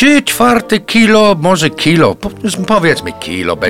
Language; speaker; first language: Polish; non-native, fluent; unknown